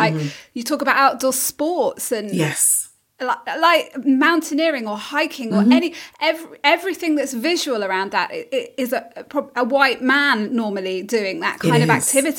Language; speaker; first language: English; native; English